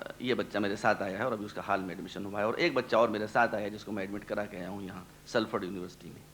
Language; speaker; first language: Urdu; native; Urdu